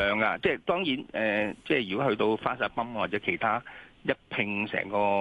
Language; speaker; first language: Cantonese; native; Cantonese